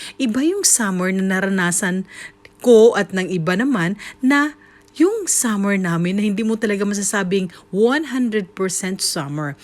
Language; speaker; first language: Filipino; native; Filipino